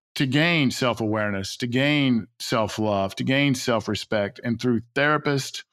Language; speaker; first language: English; native; English